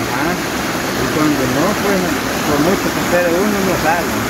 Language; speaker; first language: Spanish; native; Spanish